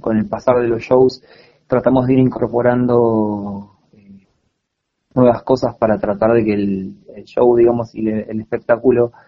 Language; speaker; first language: Spanish; native; Spanish